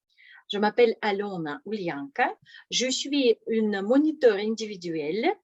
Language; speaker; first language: French; non-native, fluent; Russian